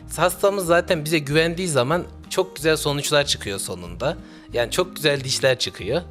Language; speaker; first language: Turkish; native; Turkish